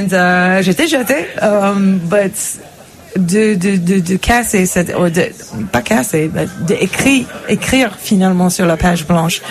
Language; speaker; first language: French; non-native, fluent; English